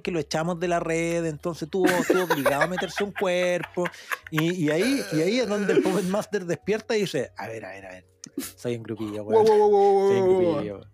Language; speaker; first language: Spanish; native; Spanish